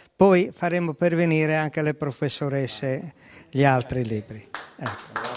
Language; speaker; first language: Italian; native; Italian